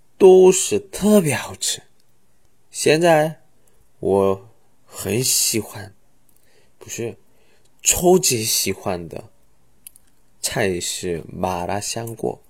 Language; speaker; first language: Chinese; non-native, fluent; Korean